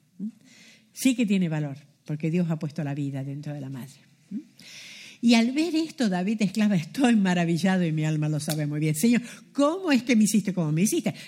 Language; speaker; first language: Spanish; native; Spanish